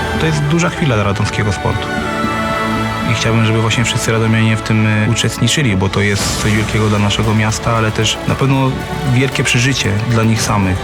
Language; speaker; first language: Polish; native; Polish